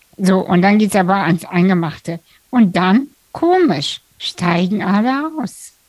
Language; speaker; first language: German; early bilingual, other home language; Russian